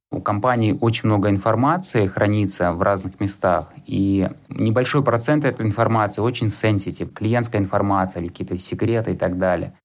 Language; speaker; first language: Russian; native; Russian